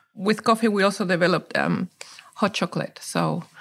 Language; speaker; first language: English; non-native, fluent; Spanish